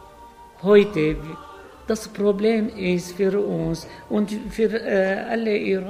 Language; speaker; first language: German; non-native, learner; Arabic